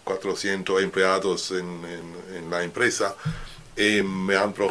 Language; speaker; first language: Spanish; non-native, learner; French